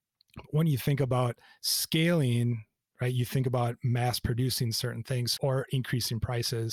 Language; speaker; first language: English; native; English